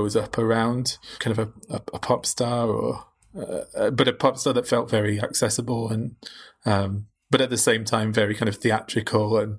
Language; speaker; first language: English; native; English